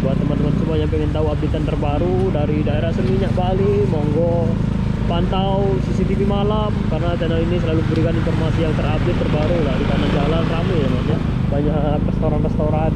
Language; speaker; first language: Indonesian; native; Indonesian